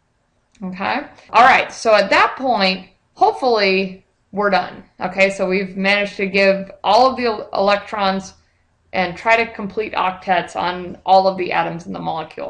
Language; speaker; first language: English; native; English